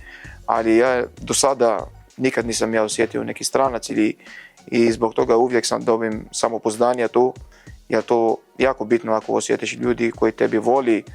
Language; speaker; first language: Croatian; non-native, learner; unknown